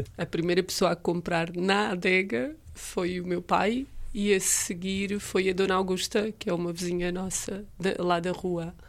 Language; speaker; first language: Portuguese; native; Portuguese